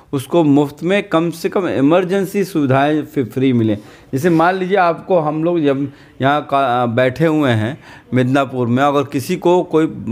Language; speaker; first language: Hindi; native; Hindi